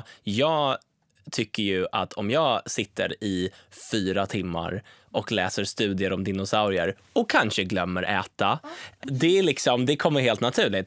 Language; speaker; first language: Swedish; native; Swedish